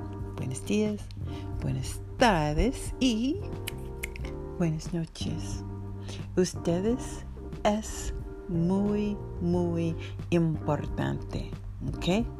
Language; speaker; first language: Spanish; non-native, learner; English